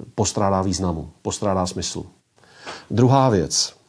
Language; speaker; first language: Czech; native; Czech